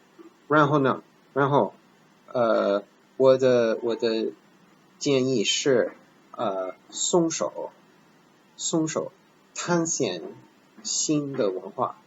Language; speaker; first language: Chinese; non-native, fluent; English